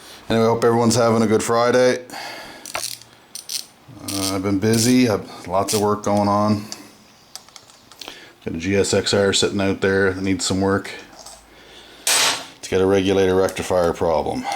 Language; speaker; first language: English; native; English